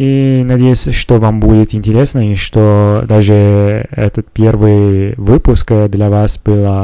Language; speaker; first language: Russian; non-native, fluent; Italian